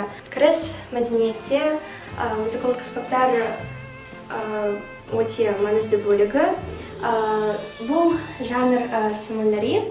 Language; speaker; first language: Kazakh; non-native, local second language; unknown